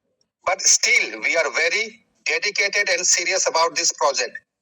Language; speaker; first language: Hindi; native; Hindi